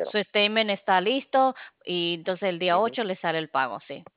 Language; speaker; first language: Spanish; non-native, fluent; English